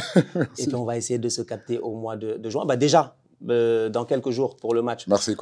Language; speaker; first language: French; non-native, local second language; Wolof